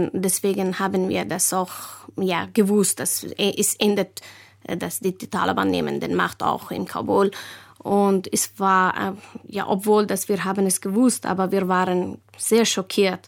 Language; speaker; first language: German; non-native, fluent; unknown